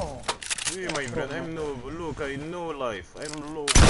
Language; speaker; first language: English; non-native, learner; French